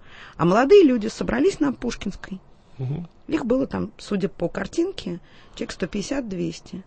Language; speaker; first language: Russian; native; Russian